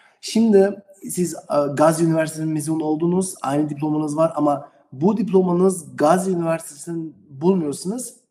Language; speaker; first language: Turkish; non-native, learner; German